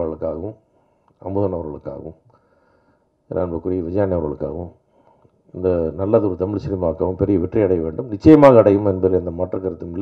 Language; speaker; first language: Tamil; native; Tamil